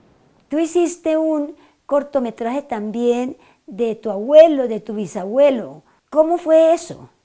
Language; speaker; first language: Spanish; native; Spanish